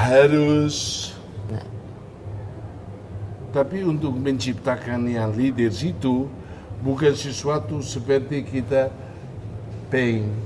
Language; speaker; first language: Indonesian; non-native, fluent; Tetum